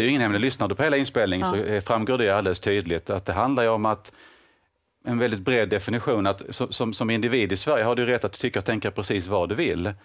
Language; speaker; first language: Swedish; native; Swedish